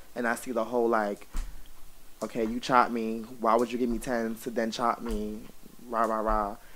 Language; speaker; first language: English; native; English